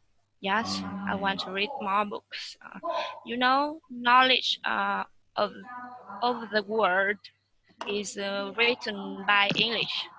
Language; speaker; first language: English; non-native, learner; Vietnamese